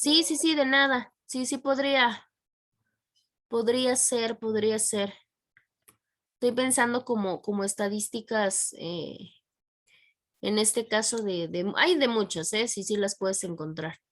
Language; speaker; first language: Spanish; native; Spanish